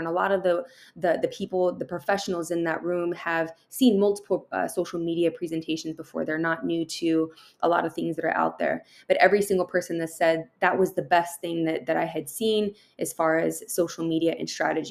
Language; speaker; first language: English; native; English